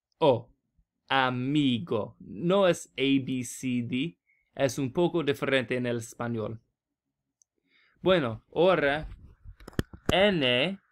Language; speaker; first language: Spanish; non-native, learner; English